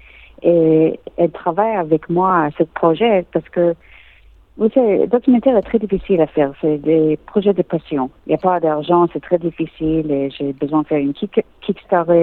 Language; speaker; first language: French; non-native, learner; English